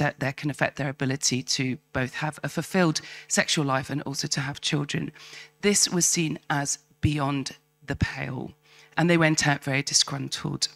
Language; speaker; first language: English; native; English